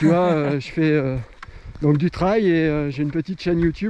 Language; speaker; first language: French; native; French